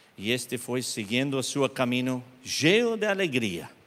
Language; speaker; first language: Portuguese; non-native, learner; Spanish